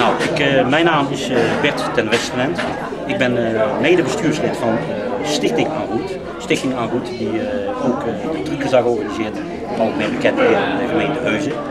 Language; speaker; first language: Dutch; native; Dutch